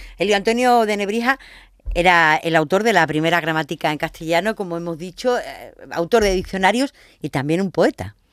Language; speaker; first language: Spanish; native; Spanish